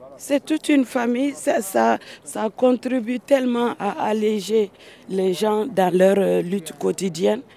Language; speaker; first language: French; non-native, local second language; Bambara